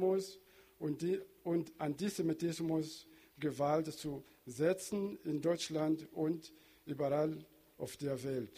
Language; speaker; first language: German; non-native, fluent; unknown